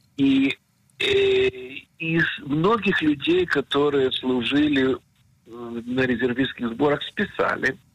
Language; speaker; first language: Russian; native; Russian